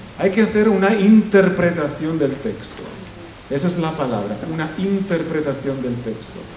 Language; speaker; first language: Spanish; non-native, fluent; Italian